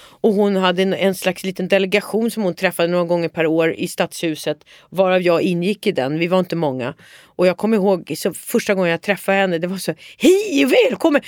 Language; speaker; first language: Swedish; native; Swedish